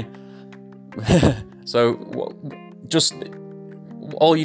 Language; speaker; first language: English; native; English